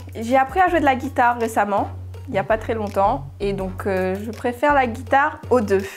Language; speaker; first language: French; native; French